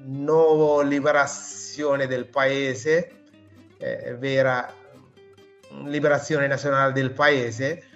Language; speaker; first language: Italian; non-native, fluent; Sinhala